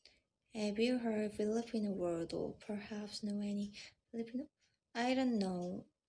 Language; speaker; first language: English; non-native, learner; Korean